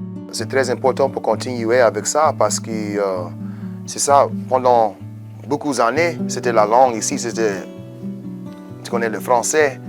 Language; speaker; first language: French; non-native, local second language; English